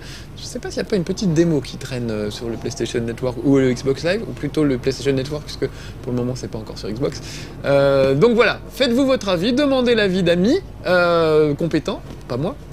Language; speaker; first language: French; native; French